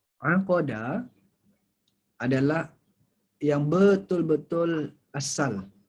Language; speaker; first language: Malay; native; Malay